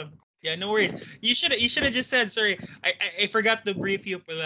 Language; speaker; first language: English; non-native, local second language; Cebuano